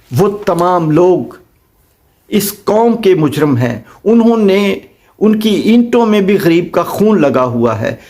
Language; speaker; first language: Urdu; non-native, local second language; Punjabi